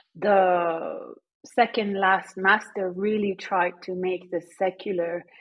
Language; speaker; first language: English; early bilingual, other home language; Persian